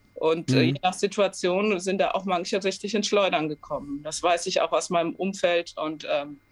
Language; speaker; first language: German; early bilingual, other home language; Romanian